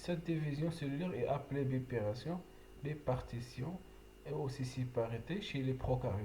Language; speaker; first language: French; non-native, local second language; Arabic